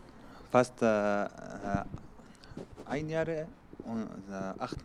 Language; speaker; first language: German; non-native, learner; Arabic